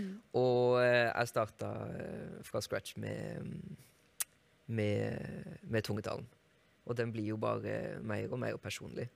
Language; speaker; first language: Norwegian; native; Norwegian